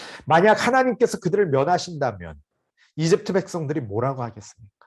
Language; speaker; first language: Korean; native; Korean